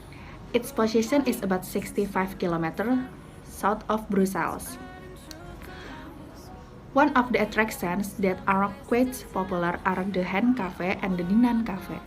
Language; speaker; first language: English; non-native, learner; Indonesian